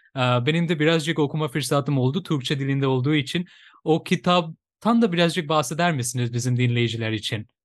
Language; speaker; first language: Turkish; non-native, fluent; Bangla